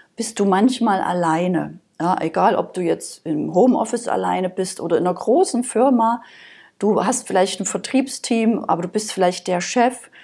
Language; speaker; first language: German; native; German